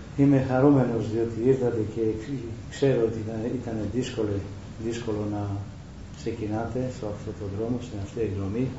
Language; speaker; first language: Greek; non-native, learner; Romanian